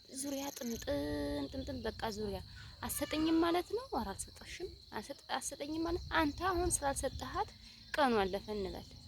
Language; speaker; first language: Amharic; native; Amharic